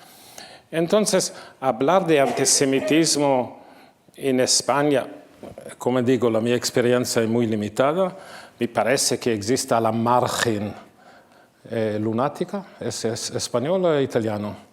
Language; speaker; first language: Spanish; non-native, fluent; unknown